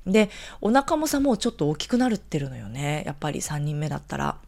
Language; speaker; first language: Japanese; native; Japanese